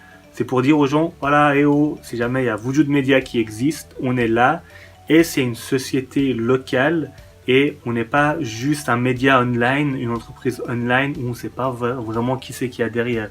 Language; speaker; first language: French; early bilingual, other home language; Persian